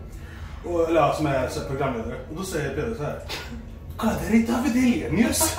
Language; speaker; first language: Swedish; native; Swedish